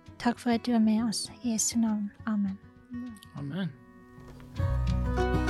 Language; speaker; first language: Norwegian; non-native, fluent; English